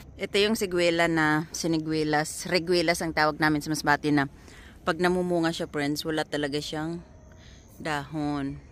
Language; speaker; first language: Filipino; non-native, local second language; Masbatenyo